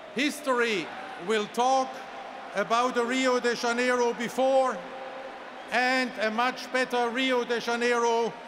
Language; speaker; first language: English; non-native, fluent; German